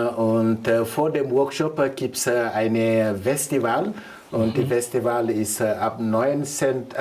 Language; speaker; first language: German; non-native, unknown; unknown